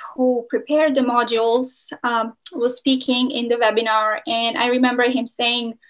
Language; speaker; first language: English; non-native, fluent; Serbian